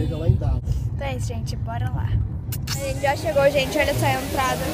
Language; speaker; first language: Portuguese; native; Portuguese